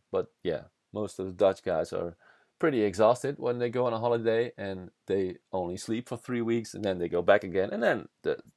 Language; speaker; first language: English; non-native, fluent; Dutch